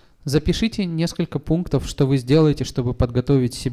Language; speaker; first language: Russian; native; Russian